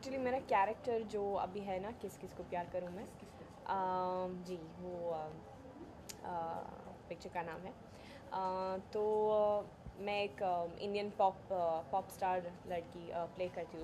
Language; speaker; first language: Hindi; non-native, fluent; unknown